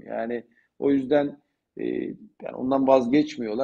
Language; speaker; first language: Turkish; native; Turkish